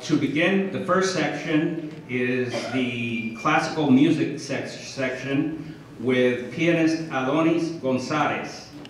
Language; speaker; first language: English; early bilingual, other home language; Spanish